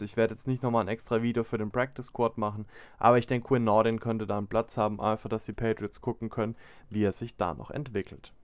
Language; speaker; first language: German; native; German